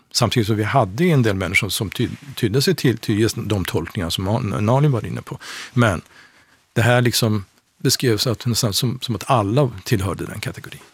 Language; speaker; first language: Swedish; non-native, fluent; Persian